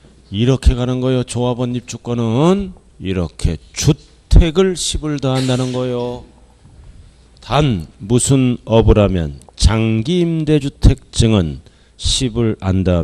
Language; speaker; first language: Korean; native; Korean